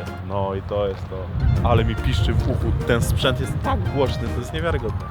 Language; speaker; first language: Polish; native; Polish